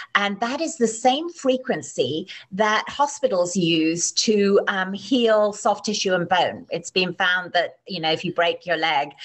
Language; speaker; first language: English; native; English